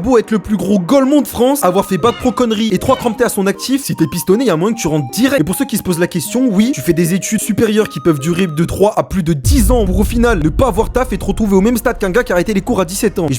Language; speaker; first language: French; native; French